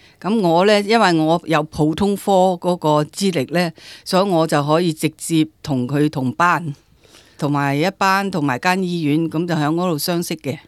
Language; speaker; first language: Cantonese; native; Cantonese